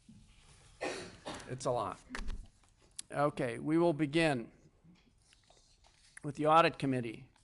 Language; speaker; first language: English; native; English